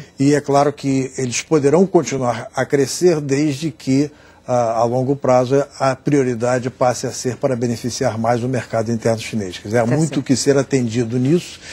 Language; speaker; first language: Portuguese; native; Portuguese